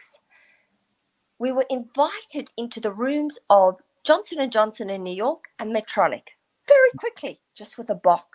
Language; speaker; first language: English; native; English